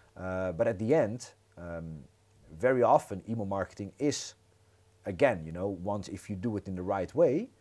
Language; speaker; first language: English; non-native, fluent; Croatian